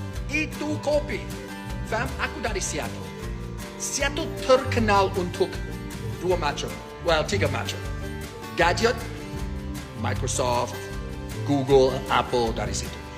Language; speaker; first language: Indonesian; non-native, fluent; English